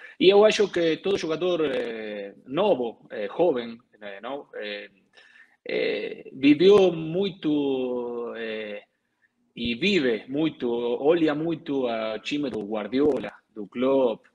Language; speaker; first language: Portuguese; non-native, learner; Spanish